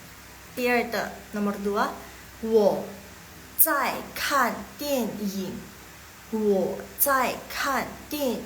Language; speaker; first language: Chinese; non-native, fluent; Indonesian